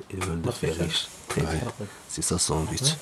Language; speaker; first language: French; non-native, local second language; Arabic